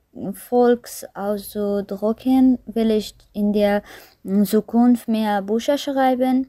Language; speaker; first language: German; non-native, learner; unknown